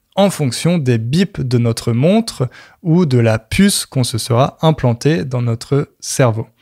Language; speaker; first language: French; native; French